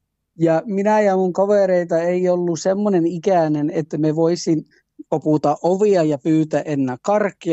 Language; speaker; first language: Finnish; early bilingual, heritage; Finnish